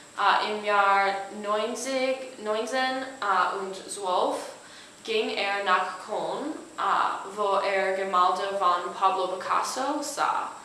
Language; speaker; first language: German; non-native, learner; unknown